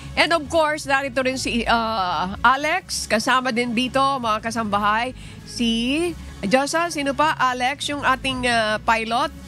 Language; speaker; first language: Filipino; native; Filipino